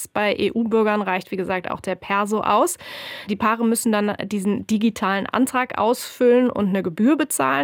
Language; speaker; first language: German; native; German